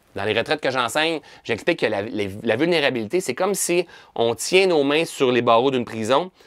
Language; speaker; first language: French; native; French